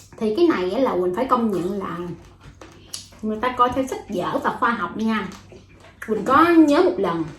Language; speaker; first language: Vietnamese; native; Vietnamese